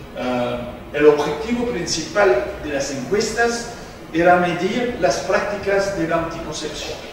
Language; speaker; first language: Spanish; non-native, fluent; French